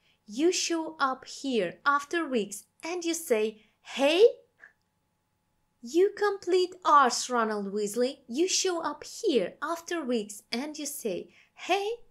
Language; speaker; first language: English; non-native, fluent; Hungarian